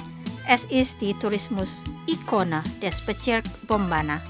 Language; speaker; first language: German; non-native, fluent; Indonesian